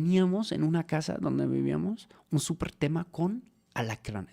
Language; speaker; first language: Spanish; native; Spanish